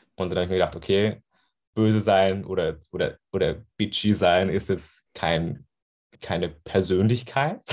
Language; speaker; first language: German; native; German